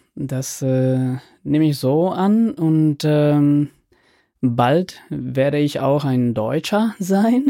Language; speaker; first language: German; non-native, fluent; Spanish